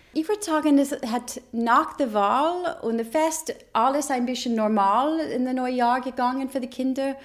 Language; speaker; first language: German; non-native, fluent; English